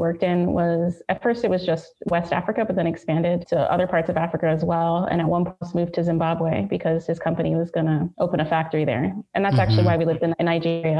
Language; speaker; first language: English; native; English